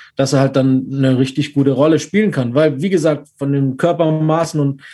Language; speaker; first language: German; native; German